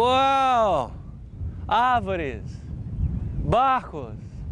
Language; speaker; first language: Portuguese; non-native, fluent; English